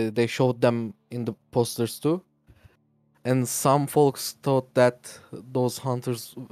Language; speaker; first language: English; non-native, fluent; Turkish